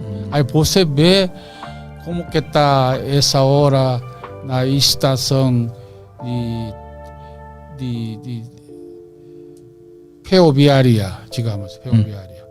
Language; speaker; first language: Portuguese; non-native, learner; Korean